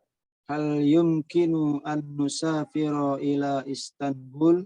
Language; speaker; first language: Arabic; non-native, learner; Indonesian